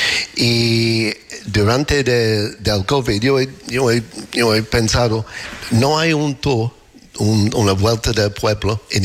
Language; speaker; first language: Spanish; non-native, learner; English